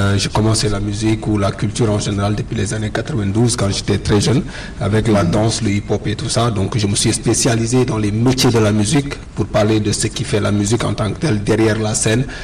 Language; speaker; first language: French; non-native, local second language; Wolof